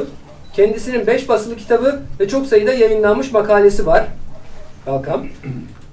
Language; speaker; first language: Turkish; native; Turkish